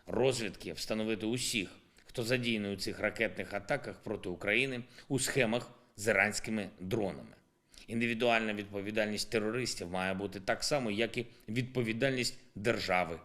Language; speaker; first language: Ukrainian; non-native, local second language; Russian